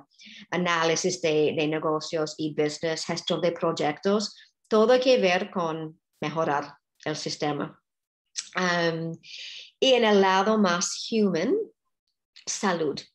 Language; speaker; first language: Spanish; non-native, fluent; English